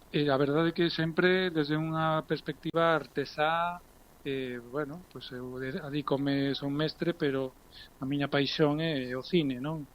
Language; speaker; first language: Galician; early bilingual, heritage; Galician